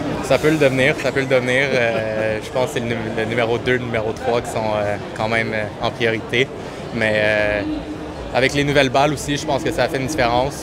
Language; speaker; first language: French; native; French